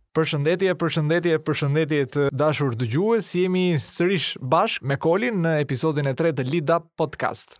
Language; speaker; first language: Albanian; native; Albanian